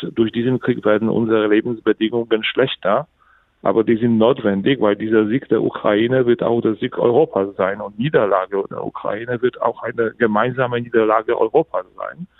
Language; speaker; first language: German; non-native, fluent; Polish